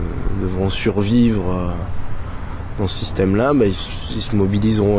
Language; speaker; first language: French; native; French